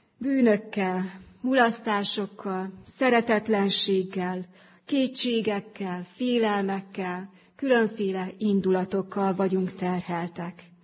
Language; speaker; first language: Hungarian; native; Hungarian